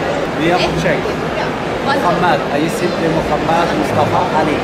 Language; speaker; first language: Spanish; non-native, learner; Arabic